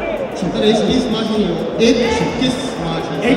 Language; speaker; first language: Hindi; native; Hindi